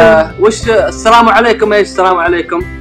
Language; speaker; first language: Arabic; native; Arabic